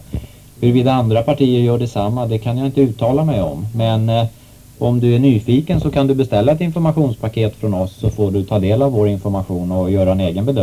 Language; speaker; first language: Swedish; native; Swedish